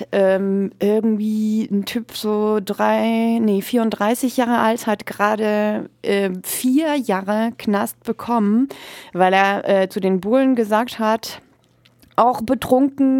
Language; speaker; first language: German; native; German